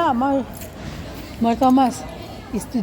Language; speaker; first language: Dutch; non-native, learner; Filipino